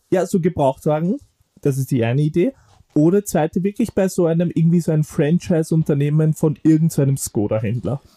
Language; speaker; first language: German; native; German